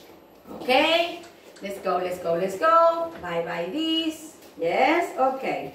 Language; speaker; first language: English; non-native, fluent; Spanish